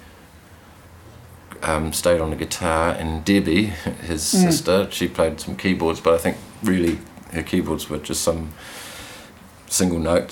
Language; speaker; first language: English; native; English